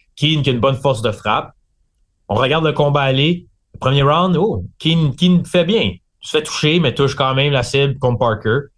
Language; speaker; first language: French; native; French